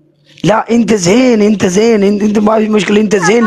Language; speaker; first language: Arabic; non-native, learner; Punjabi